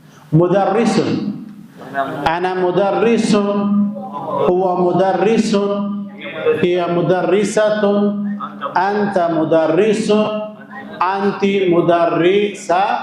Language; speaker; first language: Arabic; non-native, fluent; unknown